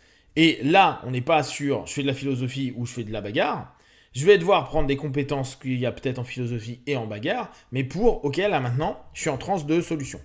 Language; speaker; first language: French; native; French